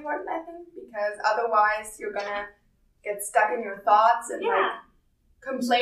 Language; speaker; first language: English; non-native, fluent; German